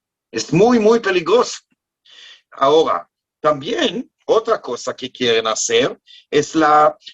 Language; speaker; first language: Spanish; non-native, learner; Hebrew